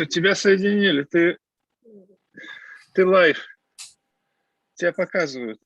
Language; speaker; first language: Russian; native; Russian